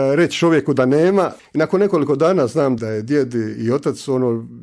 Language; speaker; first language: Croatian; native; Croatian